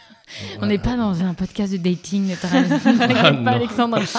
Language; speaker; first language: French; native; French